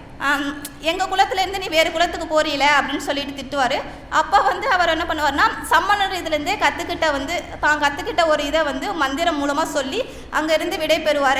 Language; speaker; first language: Tamil; native; Tamil